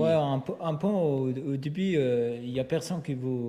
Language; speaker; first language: French; non-native, learner; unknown